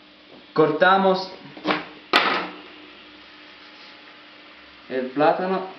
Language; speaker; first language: Spanish; non-native, fluent; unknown